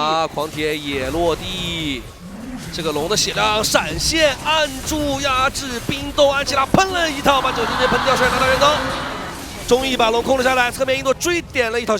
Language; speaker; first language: Chinese; native; Chinese